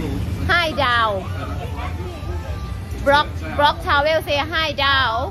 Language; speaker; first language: English; non-native, learner; Thai